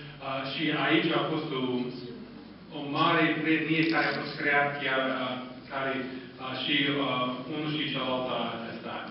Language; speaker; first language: Romanian; non-native, fluent; English